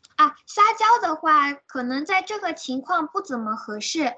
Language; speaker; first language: Chinese; native; Chinese